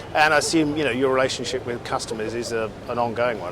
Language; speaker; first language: English; native; English